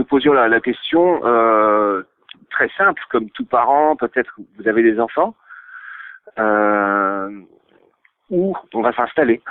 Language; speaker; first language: French; native; French